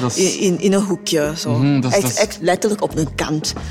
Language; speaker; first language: Dutch; non-native, fluent; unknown